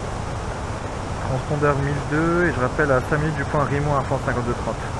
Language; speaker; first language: French; native; French